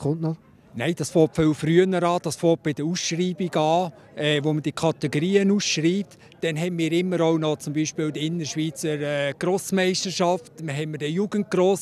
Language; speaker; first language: German; native; German